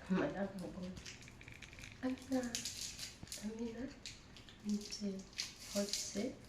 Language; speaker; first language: Arabic; non-native, learner; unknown